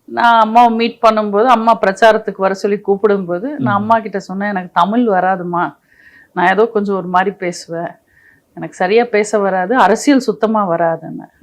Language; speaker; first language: Tamil; non-native, local second language; Telugu